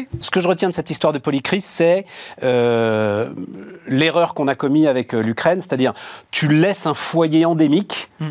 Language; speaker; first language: French; native; French